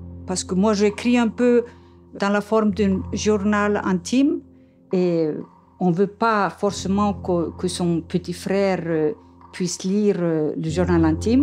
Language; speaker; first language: French; non-native, fluent; Icelandic